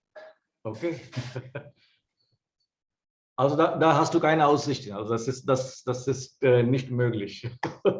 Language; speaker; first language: German; non-native, fluent; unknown